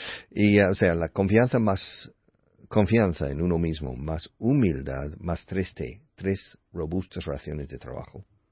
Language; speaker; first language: Spanish; non-native, fluent; English